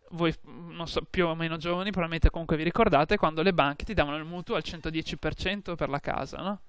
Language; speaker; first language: Italian; native; Italian